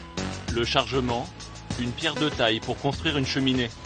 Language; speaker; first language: French; native; French